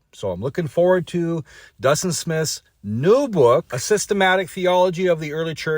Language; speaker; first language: English; native; English